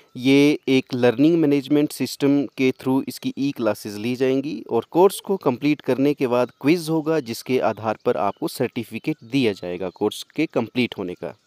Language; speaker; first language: Hindi; native; Hindi